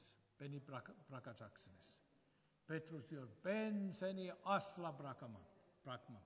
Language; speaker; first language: Turkish; non-native, fluent; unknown